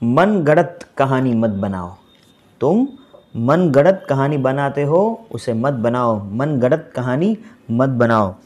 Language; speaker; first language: Hindi; native; Hindi